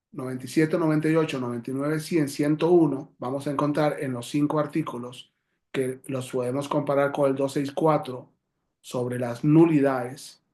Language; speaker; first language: Spanish; native; Spanish